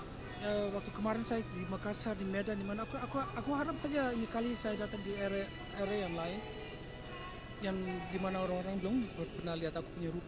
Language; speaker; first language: Indonesian; early bilingual, heritage; Dutch